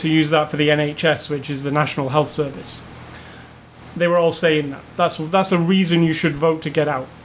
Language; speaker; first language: English; native; English